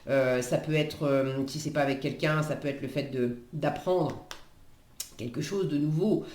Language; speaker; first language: French; native; French